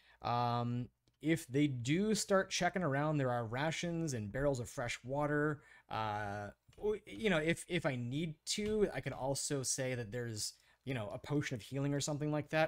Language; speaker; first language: English; native; English